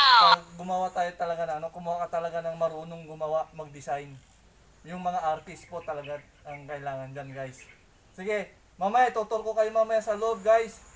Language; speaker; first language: Filipino; non-native, local second language; Iloko